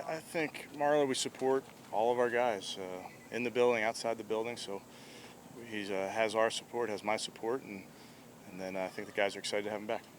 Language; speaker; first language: English; native; English